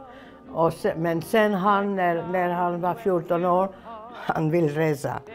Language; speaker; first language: Swedish; non-native, fluent; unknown